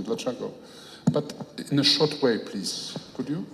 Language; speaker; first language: English; non-native, fluent; Polish